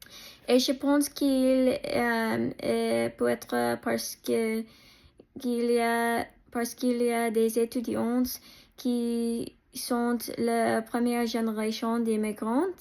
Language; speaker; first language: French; non-native, learner; English